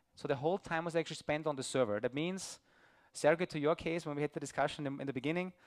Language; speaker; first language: English; non-native, fluent; German